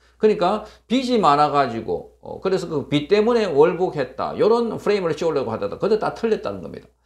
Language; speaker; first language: Korean; native; Korean